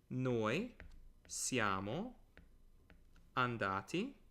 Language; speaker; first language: Italian; non-native, fluent; English